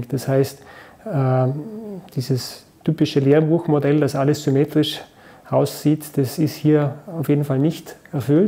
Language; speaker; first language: German; native; German